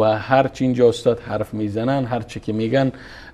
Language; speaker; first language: Persian; native; Persian